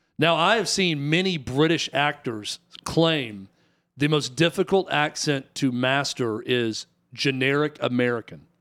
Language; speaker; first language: English; native; English